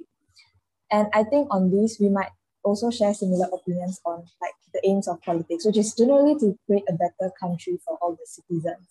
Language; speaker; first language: English; non-native, local second language; Chinese